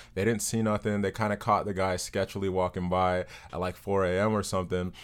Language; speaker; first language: English; early bilingual, other home language; Yoruba